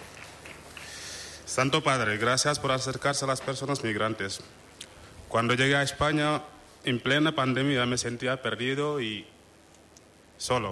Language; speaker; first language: Spanish; non-native, fluent; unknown